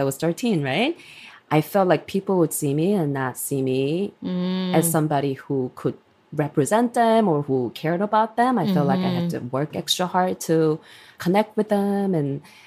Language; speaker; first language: English; non-native, fluent; Korean